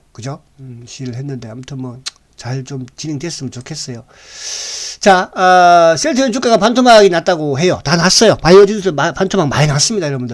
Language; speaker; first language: Korean; native; Korean